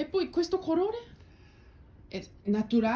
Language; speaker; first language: Italian; non-native, learner; Japanese